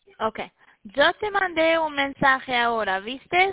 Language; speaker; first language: Spanish; early bilingual, heritage; Spanish